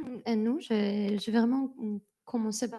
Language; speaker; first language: French; non-native, learner; Persian